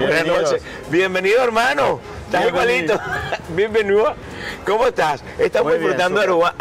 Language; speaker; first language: Spanish; native; Spanish